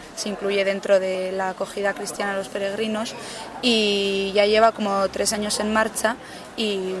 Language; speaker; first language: Spanish; native; Spanish